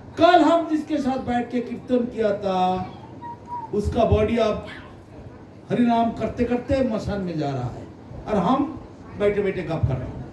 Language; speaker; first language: Hindi; non-native, local second language; Bangla